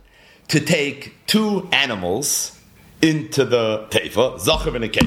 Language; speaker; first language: English; native; English